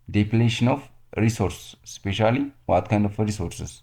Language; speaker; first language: English; non-native, local second language; Amharic